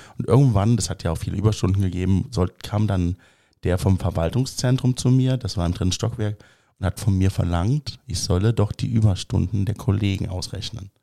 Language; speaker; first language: German; native; German